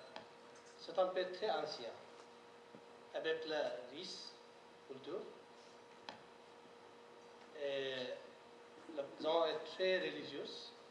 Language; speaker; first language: French; non-native, learner; Nepali